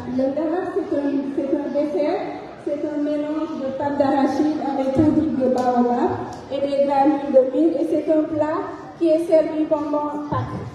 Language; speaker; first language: French; non-native, local second language; Fula